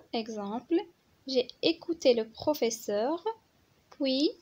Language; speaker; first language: French; non-native, local second language; Arabic